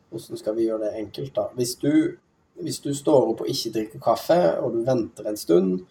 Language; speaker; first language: Norwegian; native; Norwegian